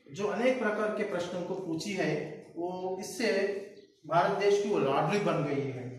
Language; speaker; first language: Hindi; non-native, local second language; Telugu